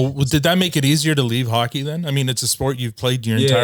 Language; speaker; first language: English; native; English